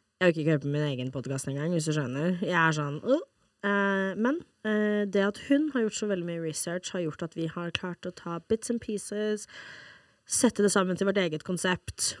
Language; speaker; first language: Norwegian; non-native, fluent; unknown